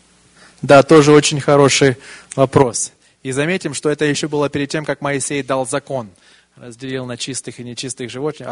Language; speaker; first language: Russian; early bilingual, heritage; Russian